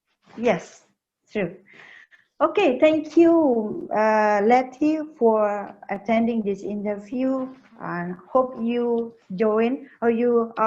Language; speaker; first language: English; non-native, learner; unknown